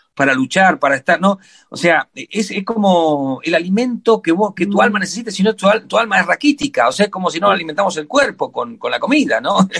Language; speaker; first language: Spanish; native; Spanish